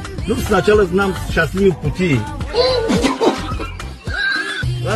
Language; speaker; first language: Russian; non-native, local second language; Tajik